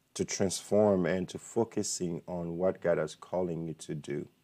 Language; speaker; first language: English; non-native, fluent; Haitian Creole